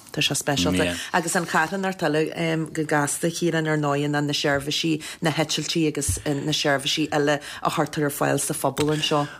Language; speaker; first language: Irish; native; Irish